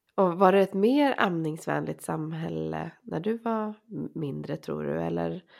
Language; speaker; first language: Swedish; native; Swedish